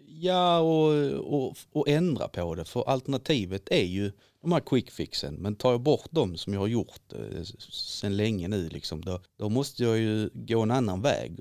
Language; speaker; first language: Swedish; native; Swedish